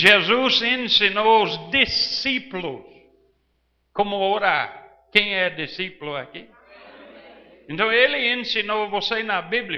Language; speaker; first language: Portuguese; non-native, fluent; English